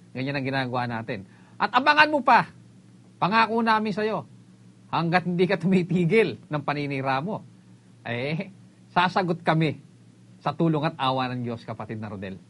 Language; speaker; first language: Filipino; native; Filipino